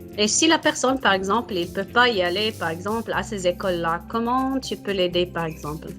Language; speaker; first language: French; non-native, local second language; Arabic